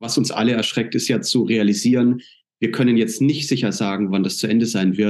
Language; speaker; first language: German; native; German